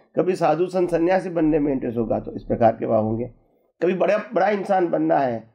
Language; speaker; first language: Hindi; non-native, local second language; Gujarati